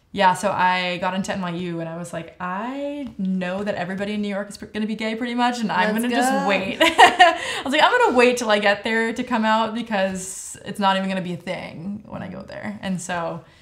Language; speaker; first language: English; native; English